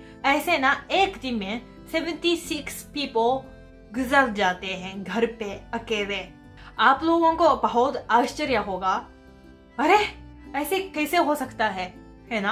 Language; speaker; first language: Hindi; non-native, fluent; Japanese